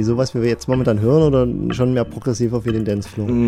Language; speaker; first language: German; native; German